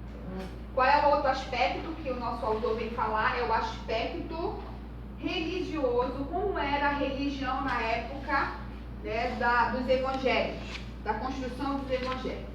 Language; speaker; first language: Portuguese; native; Portuguese